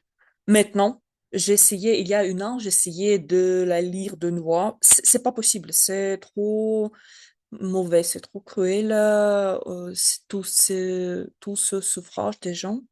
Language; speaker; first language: French; non-native, learner; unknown